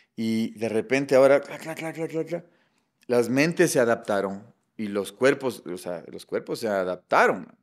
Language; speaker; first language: Spanish; native; Spanish